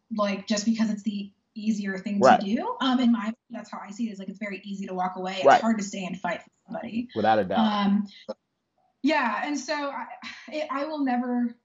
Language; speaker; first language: English; native; English